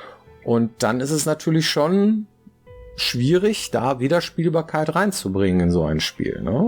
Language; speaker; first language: German; native; German